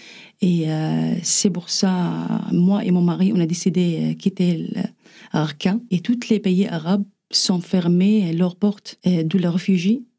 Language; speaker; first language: French; non-native, learner; Arabic